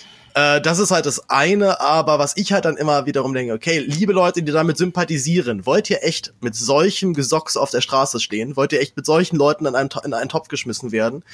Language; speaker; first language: German; native; German